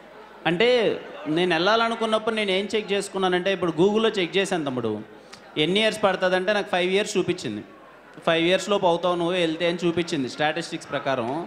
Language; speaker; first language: Telugu; native; Telugu